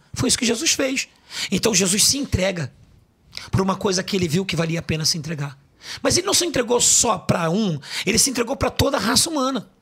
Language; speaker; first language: Portuguese; native; Portuguese